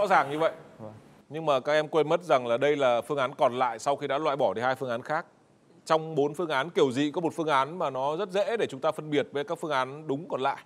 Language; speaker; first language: Vietnamese; native; Vietnamese